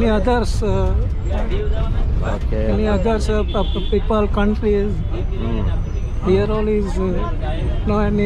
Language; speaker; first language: English; non-native, learner; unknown